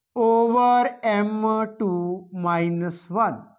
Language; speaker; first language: English; non-native, local second language; Punjabi